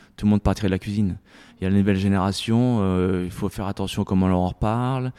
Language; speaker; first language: French; native; French